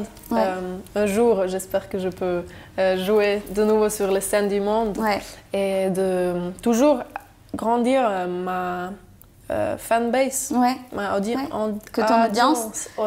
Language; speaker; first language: French; non-native, local second language; German